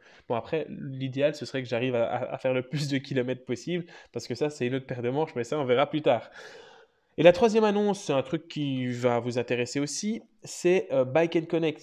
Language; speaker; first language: French; native; French